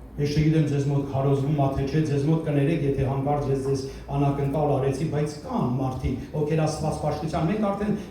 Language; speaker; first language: Armenian; early bilingual, heritage; Armenian